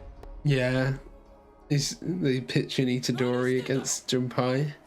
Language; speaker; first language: English; native; English